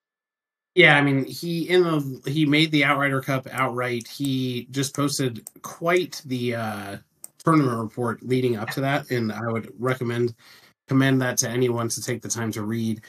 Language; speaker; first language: English; native; English